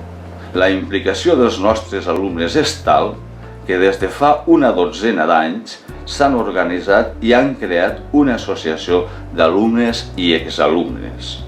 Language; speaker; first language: Catalan; native; Catalan